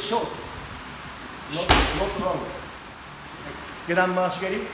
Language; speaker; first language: English; non-native, learner; Japanese